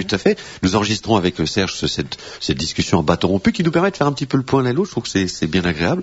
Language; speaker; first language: French; native; French